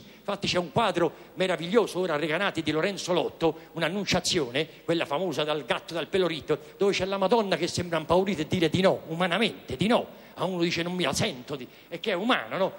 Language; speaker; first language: Italian; native; Italian